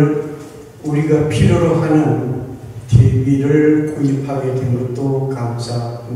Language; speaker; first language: Korean; native; Korean